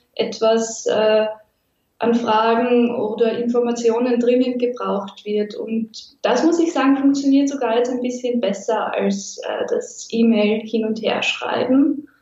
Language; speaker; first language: German; native; German